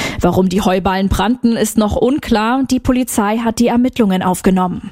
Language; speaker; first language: German; native; German